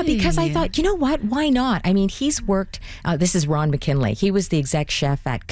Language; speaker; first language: English; native; English